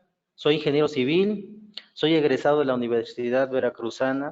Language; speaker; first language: Spanish; native; Spanish